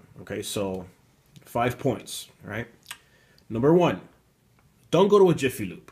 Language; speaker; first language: English; native; English